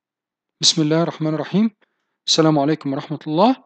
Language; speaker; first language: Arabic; native; Arabic